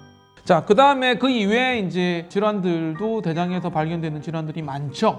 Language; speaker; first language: Korean; native; Korean